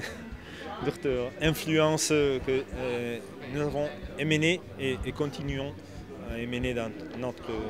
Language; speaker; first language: French; non-native, fluent; Italian